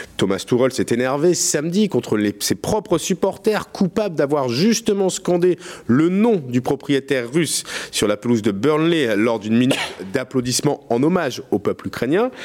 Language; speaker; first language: French; native; French